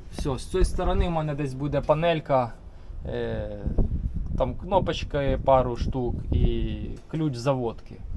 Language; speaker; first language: Ukrainian; native; Ukrainian